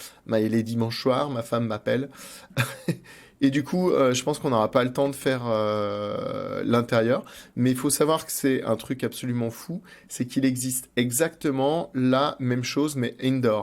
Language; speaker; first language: French; native; French